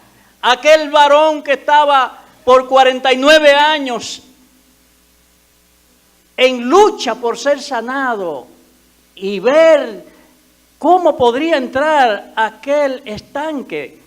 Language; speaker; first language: Spanish; native; Spanish